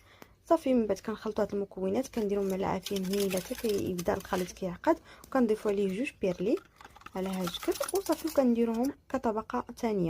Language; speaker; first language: Arabic; native; Arabic